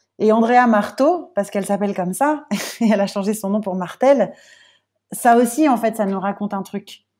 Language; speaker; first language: French; native; French